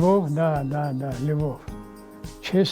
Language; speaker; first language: Russian; non-native, local second language; Armenian